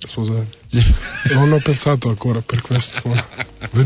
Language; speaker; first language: Italian; non-native, learner; Serbian